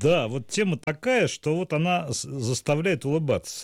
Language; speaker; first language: Russian; native; Russian